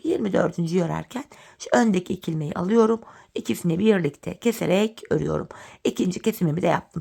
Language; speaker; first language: Turkish; native; Turkish